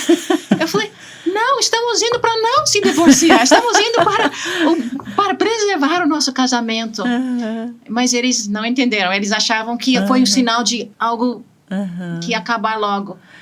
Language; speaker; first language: Portuguese; non-native, fluent; English